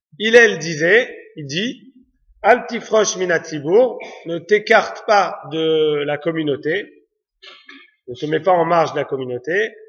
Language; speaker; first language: French; native; French